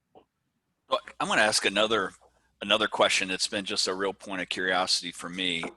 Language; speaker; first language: English; native; English